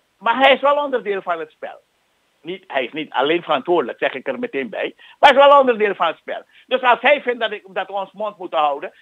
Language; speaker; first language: Dutch; native; Dutch